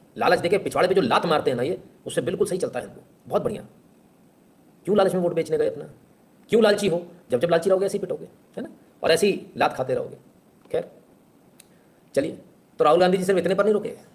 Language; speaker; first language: Hindi; native; Hindi